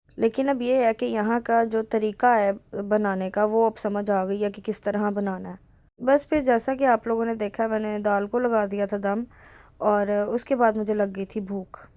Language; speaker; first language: Urdu; non-native, local second language; Punjabi